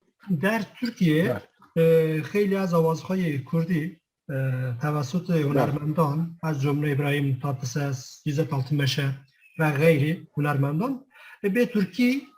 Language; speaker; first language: Persian; non-native, fluent; Kurdish